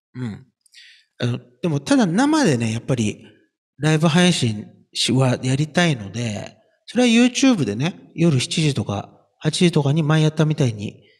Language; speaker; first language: Japanese; native; Japanese